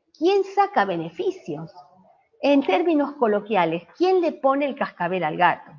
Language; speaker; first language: Spanish; native; Spanish